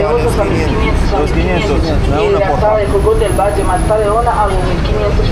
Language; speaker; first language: Spanish; native; Spanish